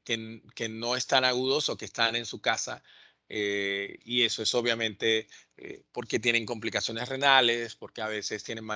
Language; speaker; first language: Spanish; native; Spanish